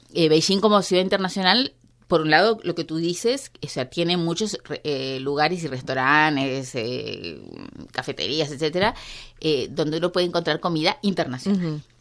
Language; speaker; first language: Spanish; native; Spanish